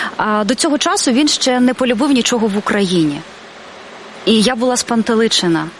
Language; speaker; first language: Ukrainian; native; Ukrainian